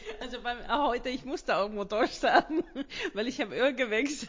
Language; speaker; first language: German; non-native, learner; Hungarian